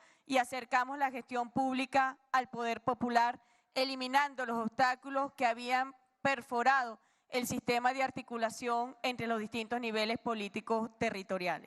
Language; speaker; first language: Spanish; native; Spanish